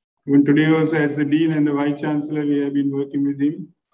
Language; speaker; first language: English; non-native, local second language; Tamil